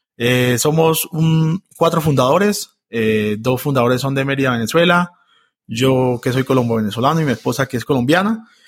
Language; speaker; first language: Spanish; native; Spanish